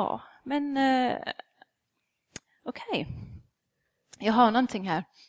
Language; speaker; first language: Swedish; non-native, fluent; English